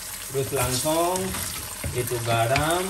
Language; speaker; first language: Indonesian; non-native, learner; Urdu